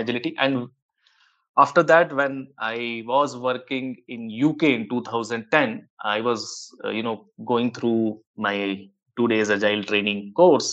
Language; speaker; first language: English; non-native, local second language; Hindi